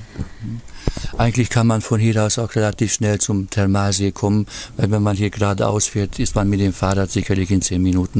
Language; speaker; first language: German; native; German